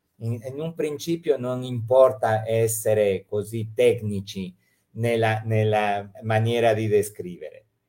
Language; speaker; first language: Italian; early bilingual, heritage; Italian